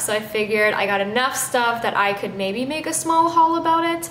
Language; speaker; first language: English; native; English